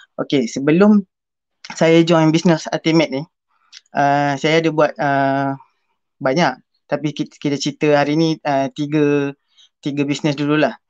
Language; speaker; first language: Malay; native; Malay